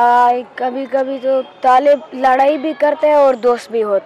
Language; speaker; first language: Hindi; early bilingual, other home language; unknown